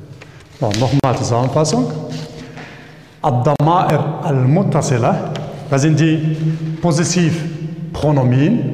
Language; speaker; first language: German; non-native, fluent; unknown